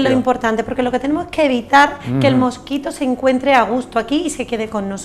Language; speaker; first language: Spanish; native; Spanish